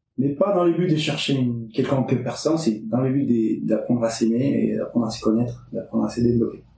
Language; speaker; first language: French; non-native, fluent; English